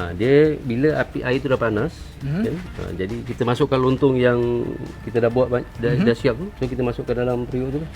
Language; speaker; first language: Malay; native; Malay